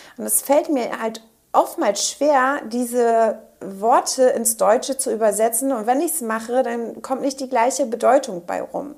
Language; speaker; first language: German; native; German